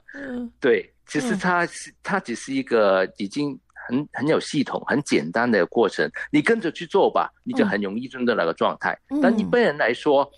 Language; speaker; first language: Chinese; non-native, local second language; Cantonese